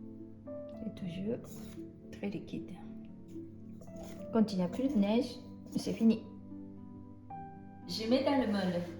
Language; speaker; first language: French; non-native, fluent; Japanese